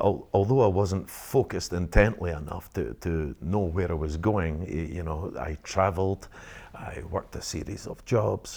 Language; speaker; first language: English; native; English